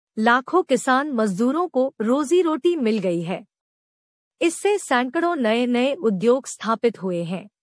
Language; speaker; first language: Hindi; native; Hindi